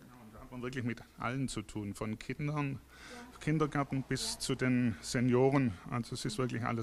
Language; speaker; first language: German; native; German